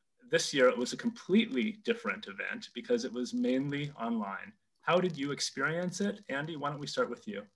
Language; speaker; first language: English; native; English